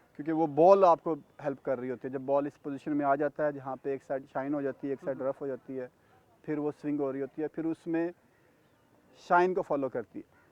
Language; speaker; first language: Urdu; non-native, local second language; Punjabi